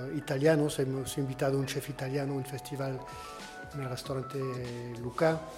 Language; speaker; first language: Spanish; non-native, fluent; French